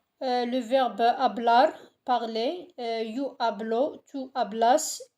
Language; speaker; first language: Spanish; non-native, fluent; French